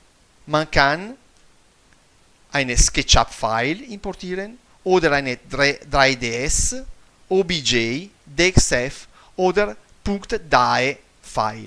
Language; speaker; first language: German; non-native, fluent; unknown